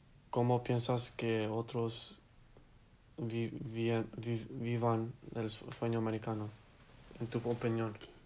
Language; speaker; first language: Spanish; early bilingual, heritage; Spanish